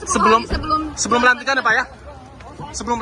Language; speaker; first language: Indonesian; native; Indonesian